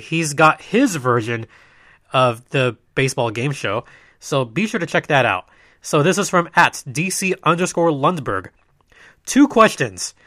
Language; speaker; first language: English; native; English